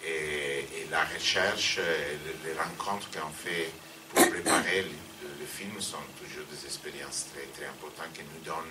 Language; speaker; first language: French; non-native, fluent; Italian